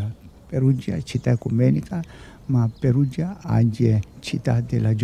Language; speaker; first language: Italian; non-native, fluent; Greek